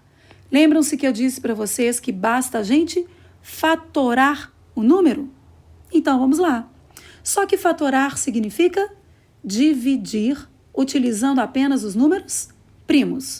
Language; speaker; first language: Portuguese; native; Portuguese